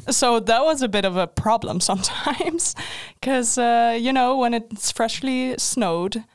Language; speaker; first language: English; non-native, fluent; Dutch